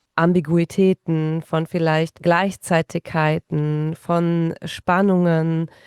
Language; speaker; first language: German; native; German